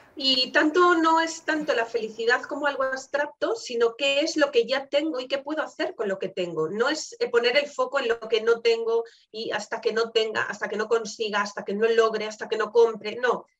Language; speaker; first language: Spanish; native; Spanish